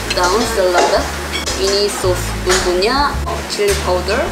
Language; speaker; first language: Indonesian; non-native, learner; Korean